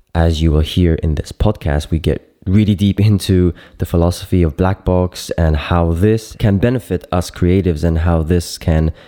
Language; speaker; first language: English; non-native, fluent; Greek